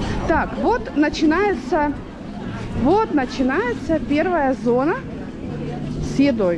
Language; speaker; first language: Russian; native; Russian